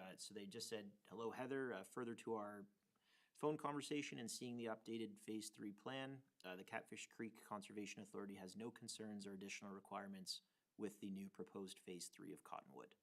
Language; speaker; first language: English; native; English